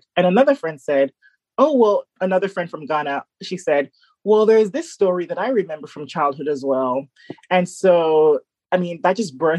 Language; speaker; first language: English; native; English